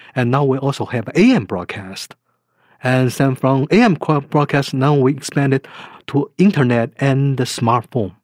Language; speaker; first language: English; non-native, fluent; Chinese